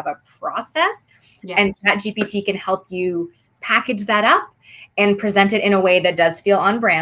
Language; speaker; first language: English; native; English